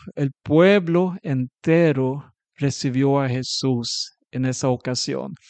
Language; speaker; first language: Spanish; non-native, fluent; Swedish